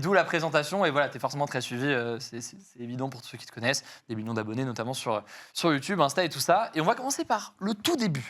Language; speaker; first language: French; native; French